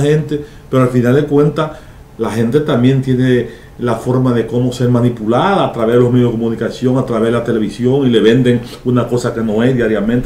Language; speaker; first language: Spanish; native; Spanish